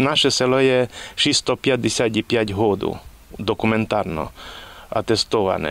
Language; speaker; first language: Ukrainian; early bilingual, heritage; Rusyn